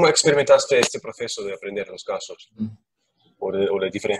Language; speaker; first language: Spanish; non-native, learner; German